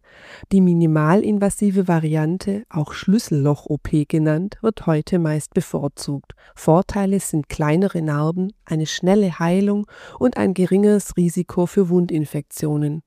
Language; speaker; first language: German; native; German